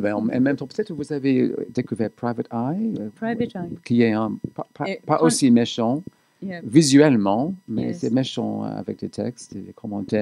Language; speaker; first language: French; non-native, fluent; English